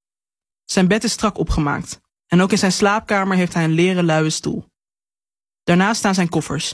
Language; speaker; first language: Dutch; native; Dutch